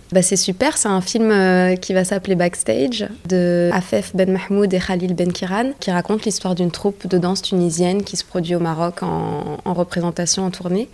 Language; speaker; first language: French; early bilingual, other home language; Arabic